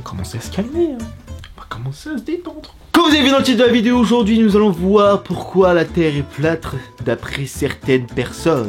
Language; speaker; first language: French; native; French